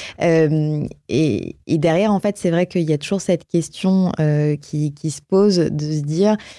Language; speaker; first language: French; native; French